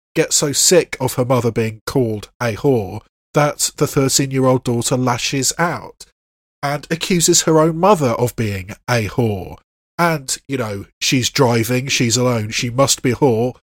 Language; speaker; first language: English; native; English